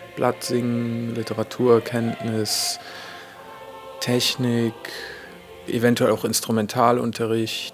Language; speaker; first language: German; native; German